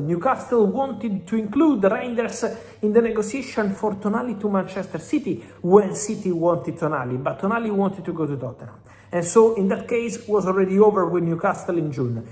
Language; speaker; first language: English; non-native, fluent; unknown